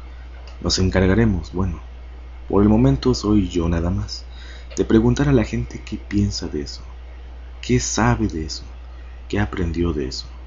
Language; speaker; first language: Spanish; native; Spanish